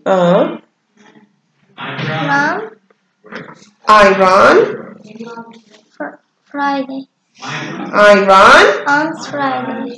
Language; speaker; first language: English; non-native, learner; Turkish